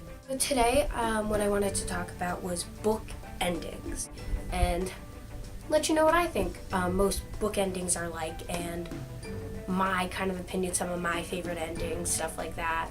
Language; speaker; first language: English; native; English